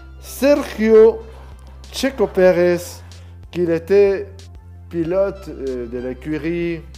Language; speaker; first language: French; non-native, learner; Spanish